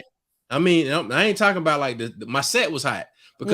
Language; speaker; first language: English; native; English